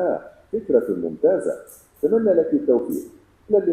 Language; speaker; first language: Arabic; non-native, learner; Indonesian